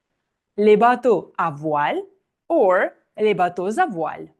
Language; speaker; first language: French; non-native, fluent; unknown